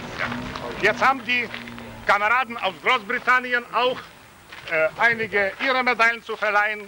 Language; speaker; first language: German; non-native, fluent; Ukrainian